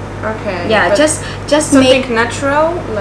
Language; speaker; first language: English; non-native, fluent; Polish